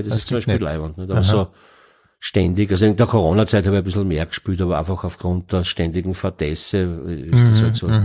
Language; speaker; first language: German; native; German